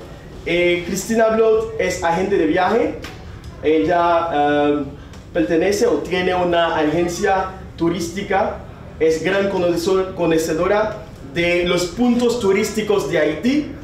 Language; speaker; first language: Spanish; non-native, fluent; Haitian Creole